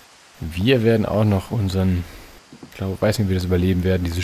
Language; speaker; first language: German; native; German